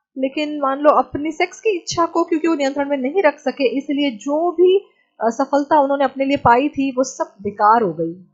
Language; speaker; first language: Hindi; native; Hindi